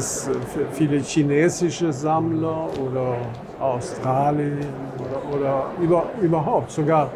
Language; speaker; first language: German; non-native, fluent; Swedish